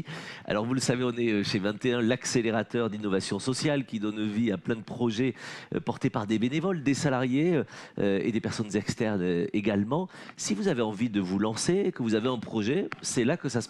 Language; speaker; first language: French; native; French